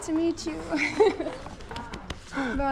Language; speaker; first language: English; non-native, learner; Russian